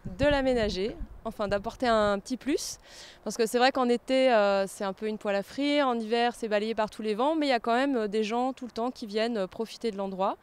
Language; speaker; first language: French; native; French